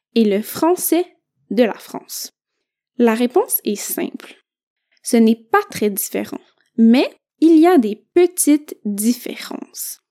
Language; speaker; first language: French; native; French